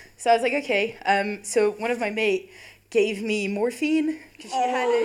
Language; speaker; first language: English; non-native, fluent; French